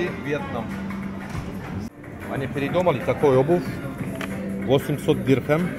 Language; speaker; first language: Russian; non-native, learner; Turkish